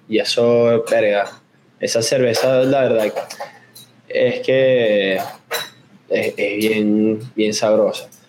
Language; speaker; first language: Spanish; native; Spanish